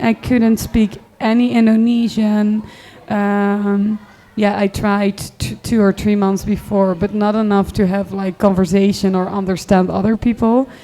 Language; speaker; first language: English; non-native, fluent; Dutch